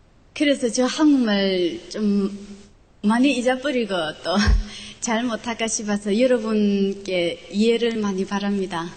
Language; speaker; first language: Korean; non-native, local second language; Chinese